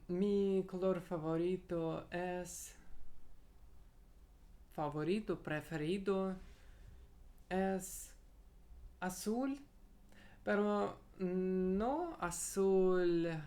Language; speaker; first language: Spanish; non-native, learner; Russian